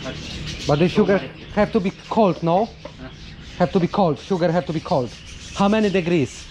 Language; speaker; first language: English; non-native, learner; Polish